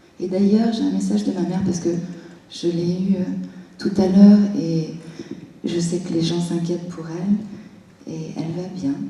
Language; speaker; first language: French; native; French